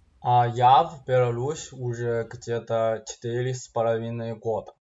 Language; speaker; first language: Russian; non-native, learner; Chinese